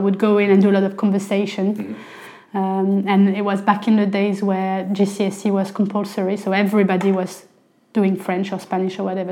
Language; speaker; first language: English; non-native, fluent; French